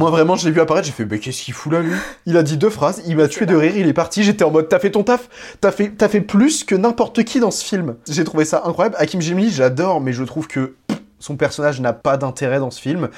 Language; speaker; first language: French; native; French